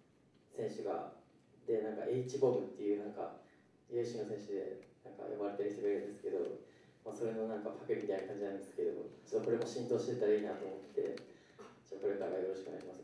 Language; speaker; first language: Japanese; native; Japanese